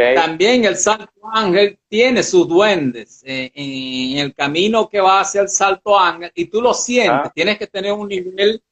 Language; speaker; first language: Spanish; early bilingual, other home language; Portuguese